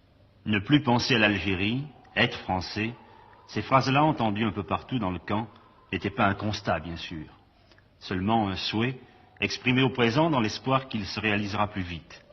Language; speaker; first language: French; native; French